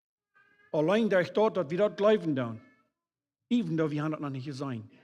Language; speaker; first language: German; non-native, learner; Low German